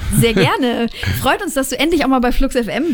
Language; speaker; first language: German; native; German